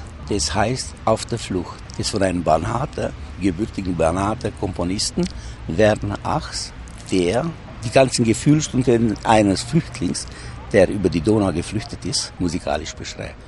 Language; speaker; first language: German; native; German